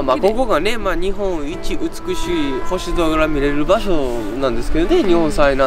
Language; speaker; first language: Japanese; native; Japanese